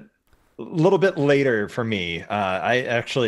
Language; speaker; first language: English; native; English